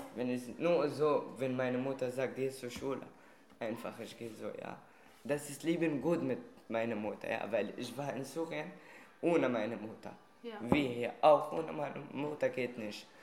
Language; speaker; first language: German; non-native, fluent; Arabic